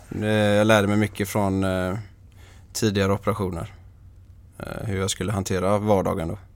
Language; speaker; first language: Swedish; native; Swedish